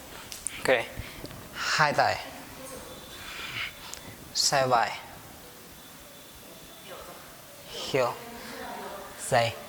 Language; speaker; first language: Vietnamese; non-native, learner; Hindi